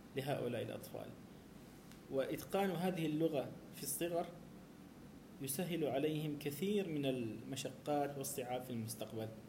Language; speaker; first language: Arabic; native; Arabic